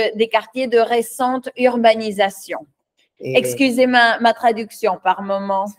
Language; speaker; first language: French; non-native, fluent; Spanish